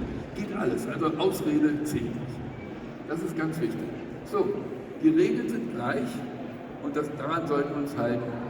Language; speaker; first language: German; native; German